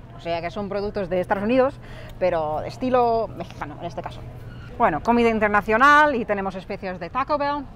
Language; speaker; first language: Spanish; non-native, fluent; English